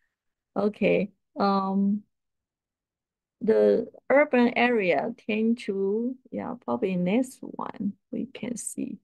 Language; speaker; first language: English; non-native, fluent; Chinese